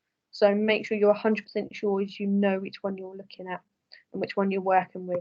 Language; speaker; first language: English; native; English